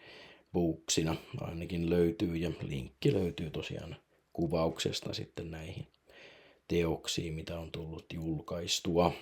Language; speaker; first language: Finnish; native; Finnish